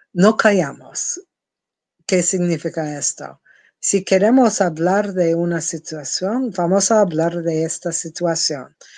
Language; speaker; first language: Spanish; non-native, fluent; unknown